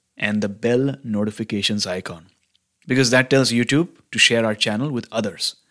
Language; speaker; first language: English; non-native, local second language; Hindi